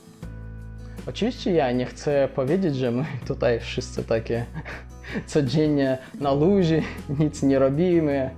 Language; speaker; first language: Polish; non-native, fluent; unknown